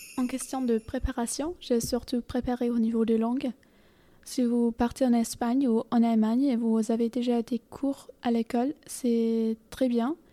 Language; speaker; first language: French; non-native, fluent; German